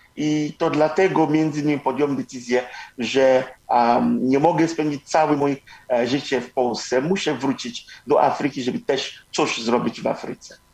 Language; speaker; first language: Polish; non-native, fluent; Igbo